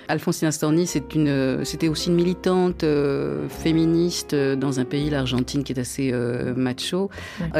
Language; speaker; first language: French; native; French